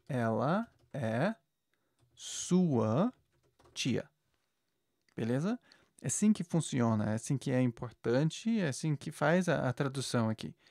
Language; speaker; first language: Portuguese; non-native, fluent; English